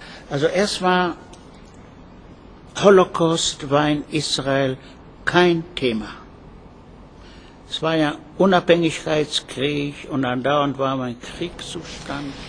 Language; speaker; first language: German; native; German